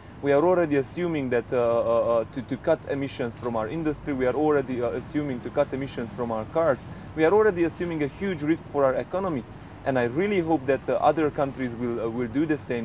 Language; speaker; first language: English; non-native, fluent; Hungarian